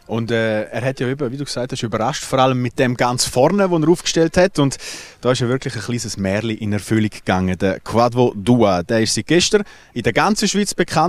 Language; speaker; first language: German; native; German